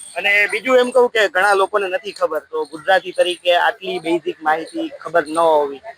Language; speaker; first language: Gujarati; native; Gujarati